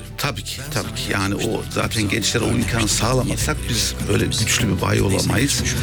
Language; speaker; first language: Turkish; early bilingual, heritage; German